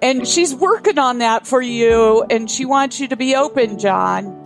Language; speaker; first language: English; native; English